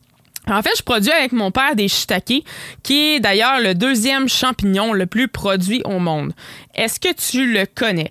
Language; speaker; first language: French; native; French